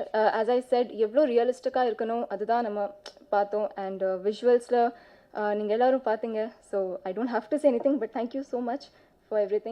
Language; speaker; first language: Tamil; non-native, fluent; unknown